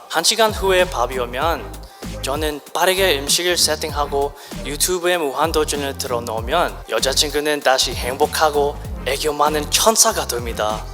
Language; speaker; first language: Korean; non-native, learner; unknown